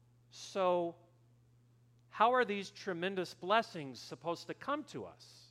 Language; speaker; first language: English; native; English